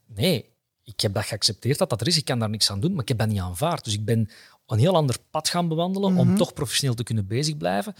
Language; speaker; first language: Dutch; native; Dutch